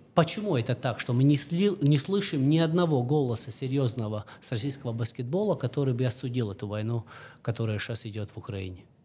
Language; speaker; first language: Russian; non-native, local second language; Latvian